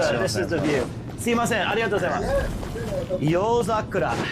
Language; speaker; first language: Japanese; non-native, learner; English